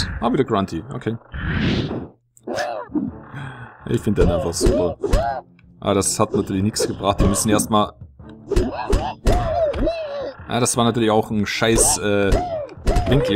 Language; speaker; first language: German; native; German